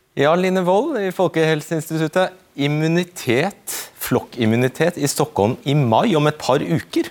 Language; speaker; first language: Norwegian; native; Norwegian